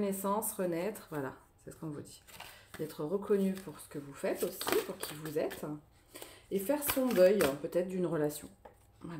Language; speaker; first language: French; native; French